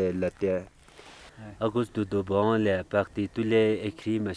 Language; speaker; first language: French; non-native, learner; Sherpa